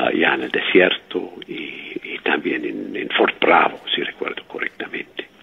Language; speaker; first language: Spanish; non-native, fluent; English